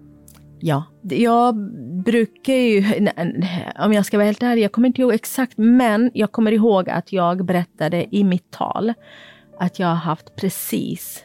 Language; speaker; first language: Swedish; non-native, fluent; Kurdish